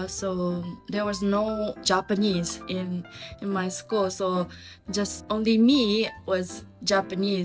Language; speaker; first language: English; non-native, learner; Japanese